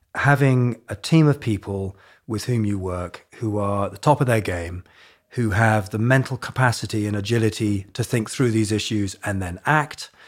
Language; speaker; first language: English; native; English